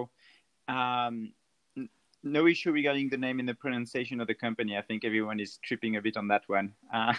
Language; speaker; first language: English; non-native, fluent; French